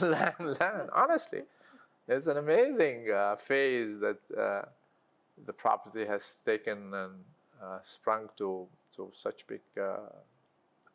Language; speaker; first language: English; non-native, local second language; Arabic